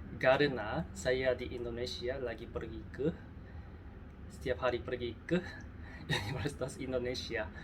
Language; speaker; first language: Indonesian; non-native, learner; Korean